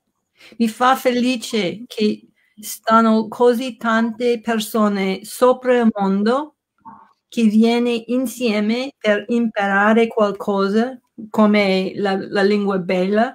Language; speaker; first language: Italian; non-native, learner; English